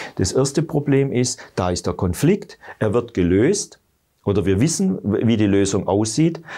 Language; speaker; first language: German; native; German